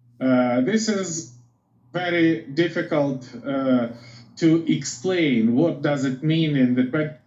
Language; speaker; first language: English; non-native, fluent; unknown